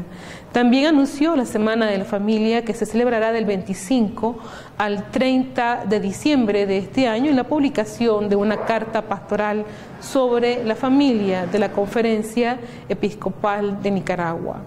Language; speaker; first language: Spanish; native; Spanish